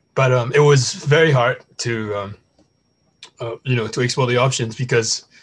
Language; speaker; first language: English; non-native, fluent; Burmese